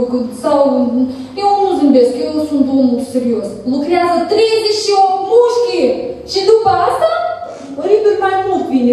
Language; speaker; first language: Romanian; non-native, learner; Russian